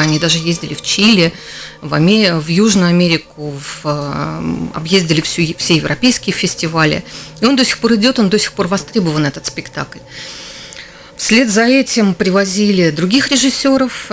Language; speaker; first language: Russian; native; Russian